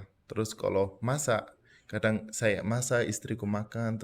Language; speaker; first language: Indonesian; non-native, fluent; Punjabi